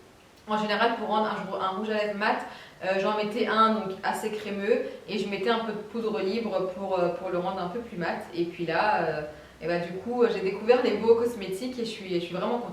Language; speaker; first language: French; native; French